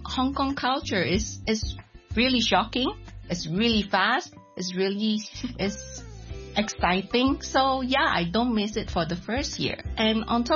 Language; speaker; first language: English; non-native, local second language; Min Nan Chinese